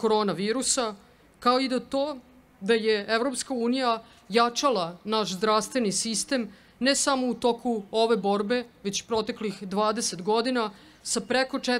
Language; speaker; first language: Bosnian; native; Bosnian